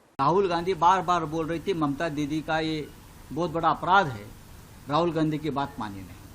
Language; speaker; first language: Hindi; non-native, local second language; Marathi